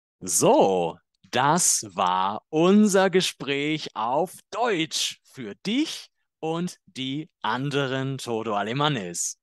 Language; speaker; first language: German; native; German